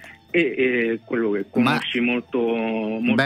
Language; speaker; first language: Italian; native; Italian